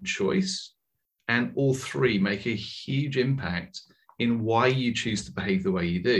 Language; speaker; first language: English; native; English